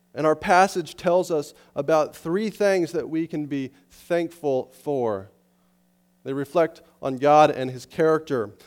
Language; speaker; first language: English; native; English